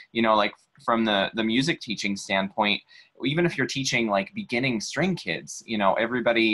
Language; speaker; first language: English; native; English